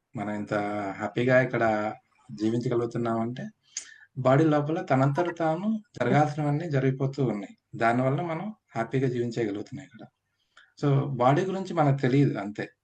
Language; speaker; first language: Telugu; native; Telugu